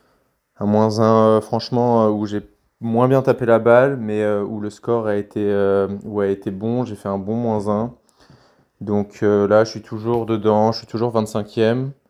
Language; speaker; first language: French; native; French